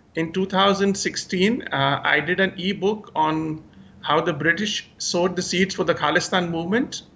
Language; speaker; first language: English; early bilingual, other home language; Hindi